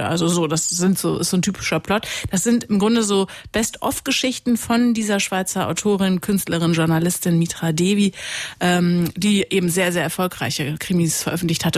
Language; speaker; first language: German; native; German